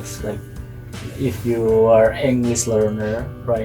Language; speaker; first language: English; non-native, learner; Indonesian